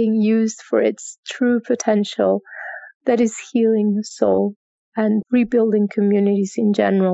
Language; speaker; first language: English; non-native, fluent; Spanish